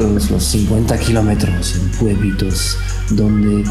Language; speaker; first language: Spanish; non-native, fluent; French